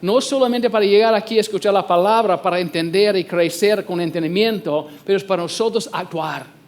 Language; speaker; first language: Spanish; non-native, fluent; English